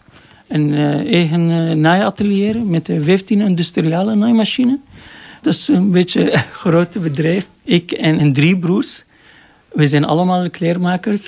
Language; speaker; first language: Dutch; non-native, learner; Arabic